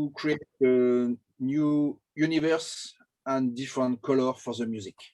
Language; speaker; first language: English; non-native, learner; French